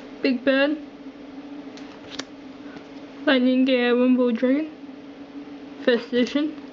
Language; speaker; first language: English; native; English